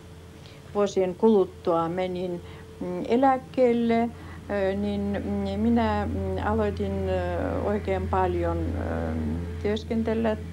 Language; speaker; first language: Finnish; early bilingual, heritage; Finnish